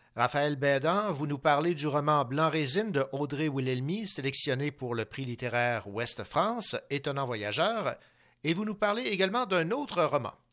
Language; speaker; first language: French; native; French